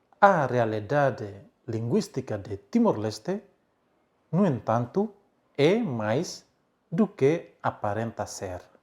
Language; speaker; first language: Portuguese; non-native, local second language; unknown